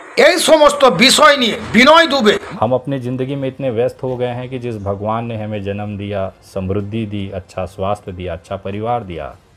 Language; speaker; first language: Hindi; native; Hindi